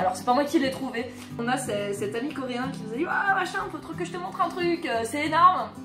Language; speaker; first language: French; native; French